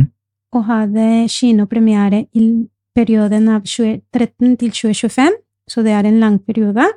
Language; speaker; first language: Norwegian; non-native, fluent; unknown